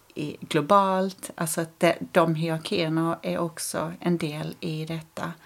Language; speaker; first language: Swedish; early bilingual, other home language; English